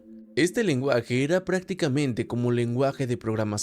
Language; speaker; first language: Spanish; native; Spanish